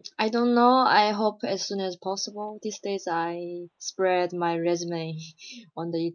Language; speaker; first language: English; non-native, learner; Chinese